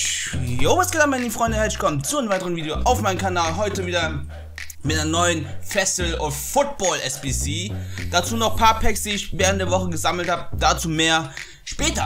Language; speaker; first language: German; native; German